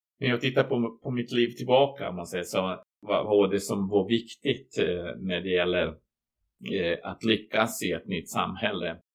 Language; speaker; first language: Swedish; non-native, fluent; Croatian